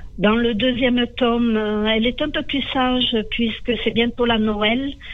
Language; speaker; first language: French; native; French